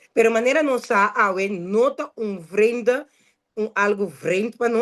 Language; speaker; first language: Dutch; non-native, local second language; Papiamento